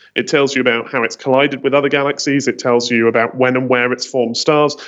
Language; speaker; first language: English; native; English